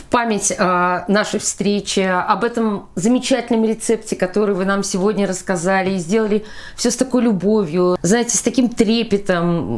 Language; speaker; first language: Russian; native; Russian